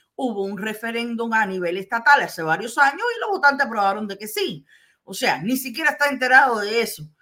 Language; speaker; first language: Spanish; early bilingual, heritage; Spanish